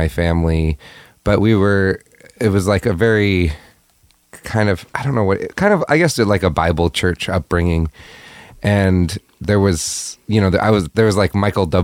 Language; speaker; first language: English; native; English